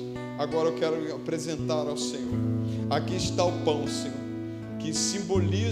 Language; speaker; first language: Portuguese; native; Portuguese